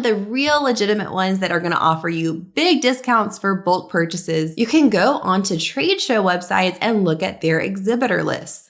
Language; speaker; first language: English; native; English